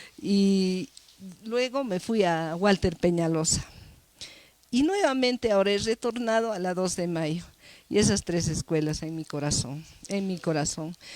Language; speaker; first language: Spanish; native; Spanish